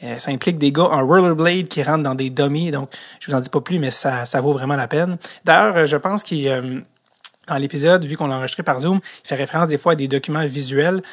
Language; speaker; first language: French; native; French